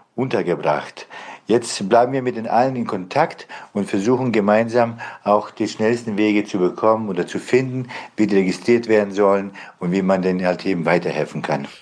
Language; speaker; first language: German; non-native, fluent; Bosnian